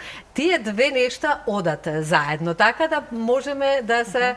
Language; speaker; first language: Macedonian; native; Macedonian